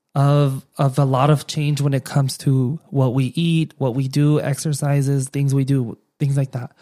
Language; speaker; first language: English; early bilingual, other home language; Spanish